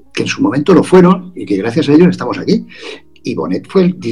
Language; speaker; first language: Spanish; native; Spanish